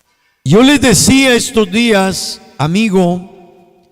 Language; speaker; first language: Spanish; native; Spanish